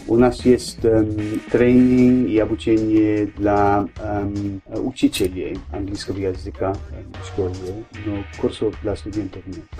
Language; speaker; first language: Russian; non-native, learner; English